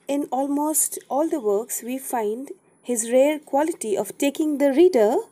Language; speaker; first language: English; non-native, local second language; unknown